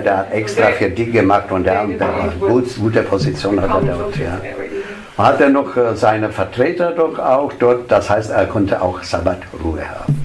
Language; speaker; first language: German; non-native, fluent; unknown